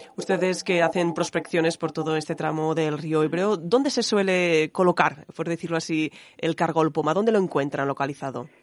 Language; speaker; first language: Spanish; non-native, local second language; Catalan